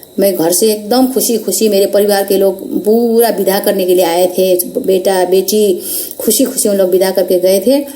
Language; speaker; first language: Hindi; non-native, local second language; Nepali